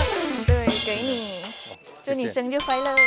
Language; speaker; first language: Chinese; non-native, learner; Thai